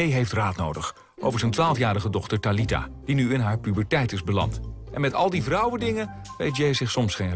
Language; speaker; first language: Dutch; native; Dutch